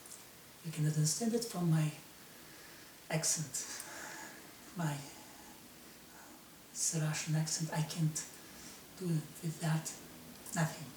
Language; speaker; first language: English; non-native, learner; Russian